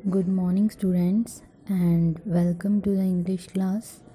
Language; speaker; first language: English; non-native, local second language; Punjabi